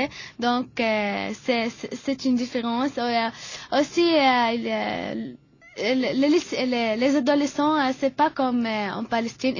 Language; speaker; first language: French; non-native, learner; Arabic